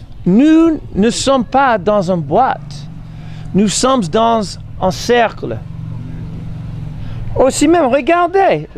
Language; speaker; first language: French; non-native, learner; English